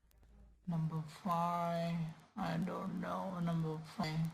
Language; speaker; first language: English; non-native, learner; Vietnamese